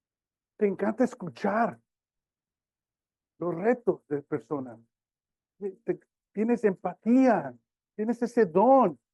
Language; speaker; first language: Spanish; early bilingual, heritage; Spanish